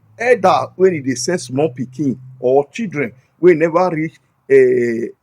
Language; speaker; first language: Nigerian Pidgin; non-native, local second language; Bini